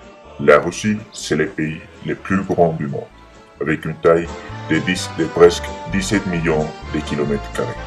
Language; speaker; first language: French; non-native, learner; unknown